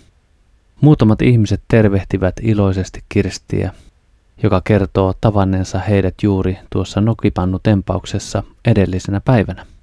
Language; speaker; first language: Finnish; native; Finnish